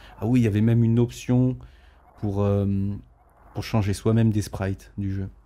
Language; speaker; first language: French; native; French